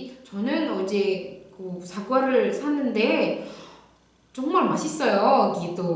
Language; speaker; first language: Korean; non-native, fluent; Indonesian